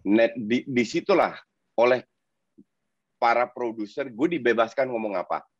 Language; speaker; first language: Indonesian; non-native, fluent; Dutch